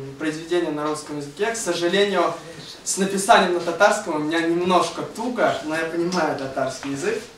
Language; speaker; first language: Russian; native; Russian